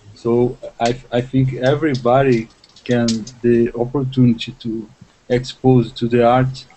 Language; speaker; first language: English; non-native, learner; Portuguese